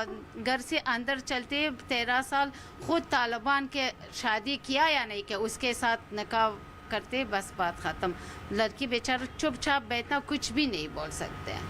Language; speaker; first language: Hindi; non-native, learner; Persian